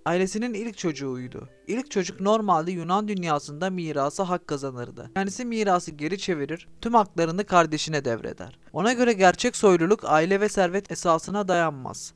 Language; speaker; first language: Turkish; native; Turkish